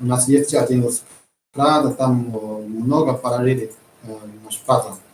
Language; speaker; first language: Russian; non-native, learner; Chinese